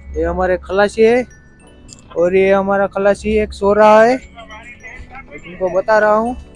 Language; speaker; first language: Hindi; non-native, local second language; Gujarati